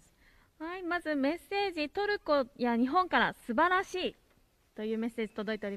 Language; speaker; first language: Japanese; native; Japanese